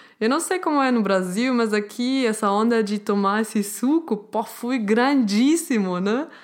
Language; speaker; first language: Portuguese; non-native, fluent; German